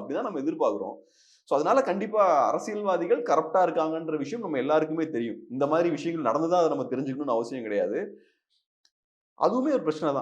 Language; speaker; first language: Tamil; native; Tamil